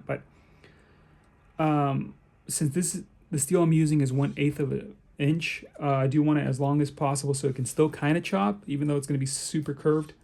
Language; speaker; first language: English; native; English